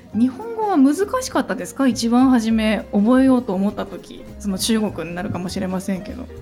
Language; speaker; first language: Japanese; native; Japanese